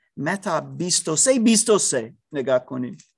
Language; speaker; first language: Persian; non-native, learner; English